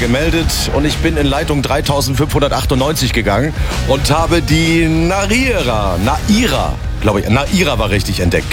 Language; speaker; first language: German; native; German